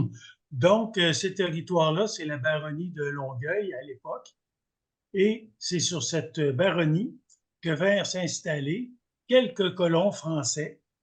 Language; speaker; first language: French; native; French